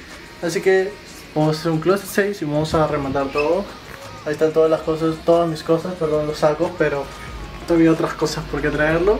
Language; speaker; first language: Spanish; native; Spanish